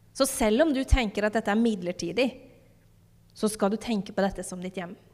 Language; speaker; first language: Norwegian; native; Norwegian